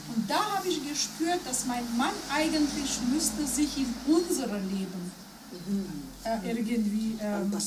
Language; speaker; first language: German; non-native, fluent; Macedonian